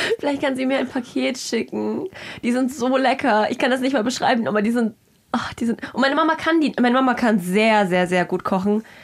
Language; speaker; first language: German; early bilingual, other home language; Russian